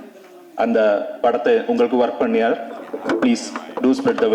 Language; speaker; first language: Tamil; non-native, learner; Malayalam